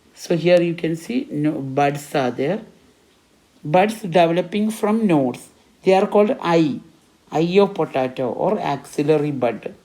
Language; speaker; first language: English; non-native, local second language; Malayalam